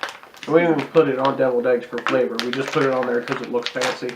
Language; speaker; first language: English; native; English